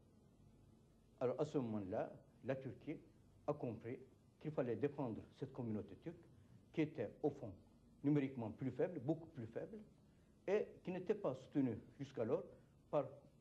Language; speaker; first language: French; non-native, fluent; Turkish